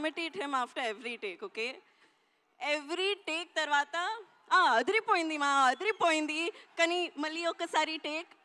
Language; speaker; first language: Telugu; non-native, learner; Hindi